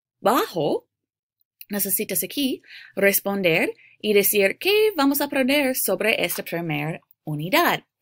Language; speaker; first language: Spanish; non-native, fluent; English